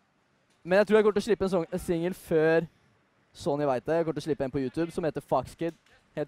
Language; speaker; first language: Norwegian; native; Norwegian